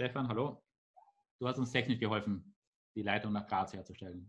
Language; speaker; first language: German; native; German